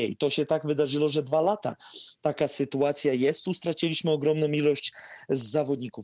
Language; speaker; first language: Polish; non-native, fluent; Serbian